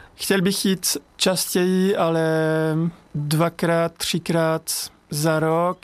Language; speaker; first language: Czech; non-native, learner; French